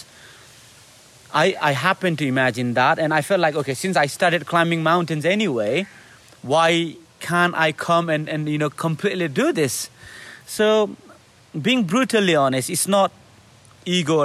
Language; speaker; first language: English; non-native, local second language; Nepali